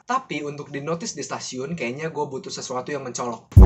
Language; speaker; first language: Indonesian; native; Indonesian